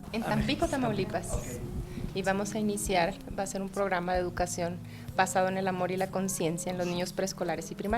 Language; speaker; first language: Spanish; native; Spanish